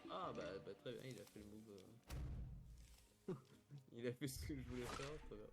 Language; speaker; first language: French; native; French